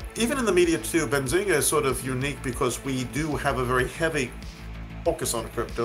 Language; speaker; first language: English; native; English